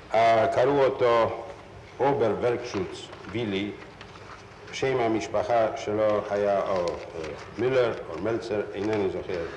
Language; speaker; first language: Hebrew; non-native, fluent; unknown